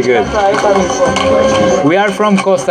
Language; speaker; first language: English; non-native, learner; Spanish